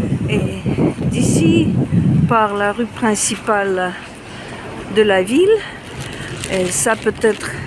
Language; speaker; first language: French; non-native, fluent; Russian